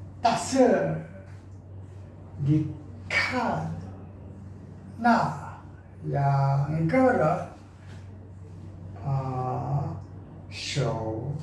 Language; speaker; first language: Chinese; non-native, learner; Korean